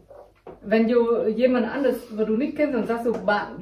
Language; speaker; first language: German; non-native, local second language; Vietnamese